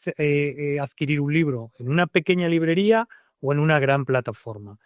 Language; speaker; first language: Spanish; native; Spanish